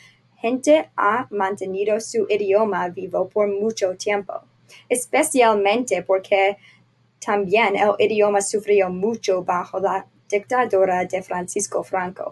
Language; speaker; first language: Spanish; non-native, learner; English